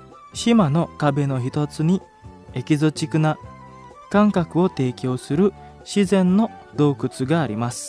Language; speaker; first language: Japanese; non-native, fluent; Indonesian